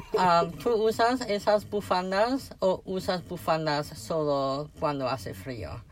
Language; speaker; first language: Spanish; non-native, fluent; Italian